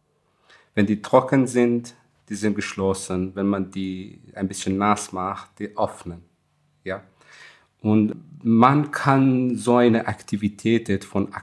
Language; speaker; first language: German; non-native, fluent; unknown